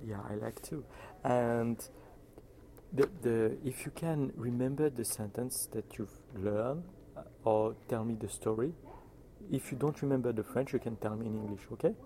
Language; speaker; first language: English; non-native, fluent; French